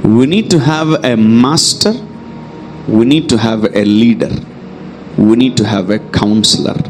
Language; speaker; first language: English; non-native, local second language; Telugu